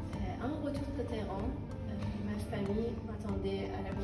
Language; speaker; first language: French; non-native, fluent; Persian